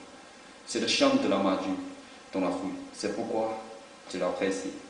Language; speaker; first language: French; non-native, learner; Chinese